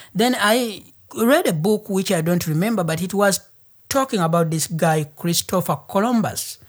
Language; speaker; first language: English; non-native, local second language; Ganda